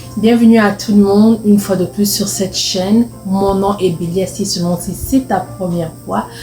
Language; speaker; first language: French; non-native, local second language; Lingala